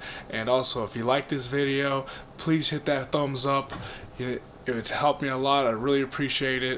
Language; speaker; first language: English; native; English